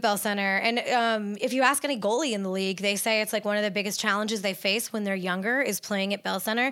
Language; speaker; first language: English; native; English